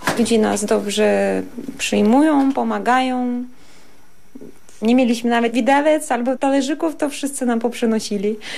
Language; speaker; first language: Polish; non-native, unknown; Russian